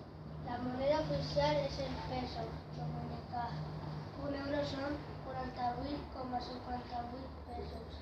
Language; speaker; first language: Spanish; non-native, local second language; Catalan